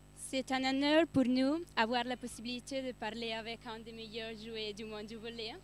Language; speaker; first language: French; non-native, learner; Italian